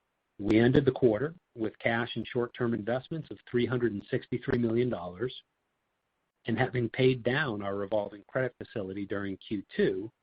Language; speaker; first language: English; native; English